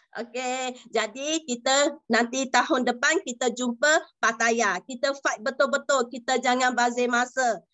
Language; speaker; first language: Malay; non-native, local second language; Chinese